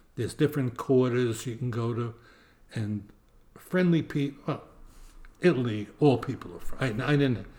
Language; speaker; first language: English; native; English